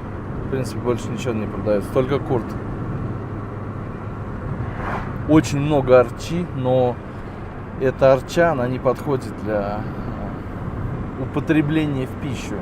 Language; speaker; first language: Russian; native; Russian